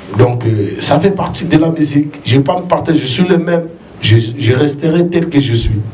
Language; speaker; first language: French; non-native, local second language; Lingala